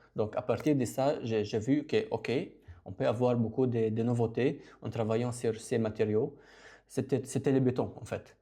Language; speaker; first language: French; non-native, local second language; Arabic